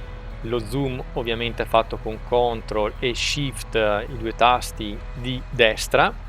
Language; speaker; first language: Italian; native; Italian